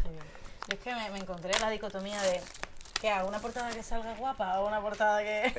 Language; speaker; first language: Spanish; native; Spanish